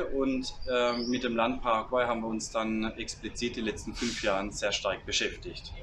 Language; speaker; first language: German; native; German